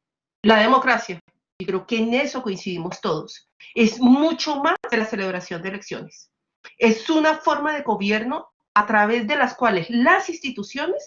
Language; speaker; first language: Spanish; native; Spanish